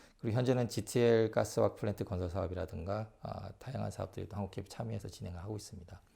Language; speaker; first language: Korean; native; Korean